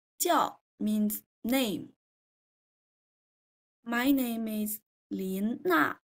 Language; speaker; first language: English; non-native, fluent; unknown